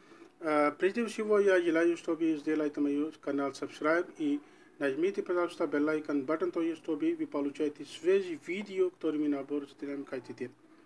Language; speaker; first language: Russian; non-native, learner; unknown